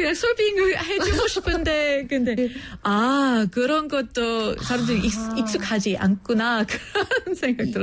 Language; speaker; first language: Korean; non-native, fluent; English